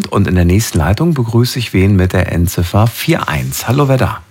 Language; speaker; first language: German; native; German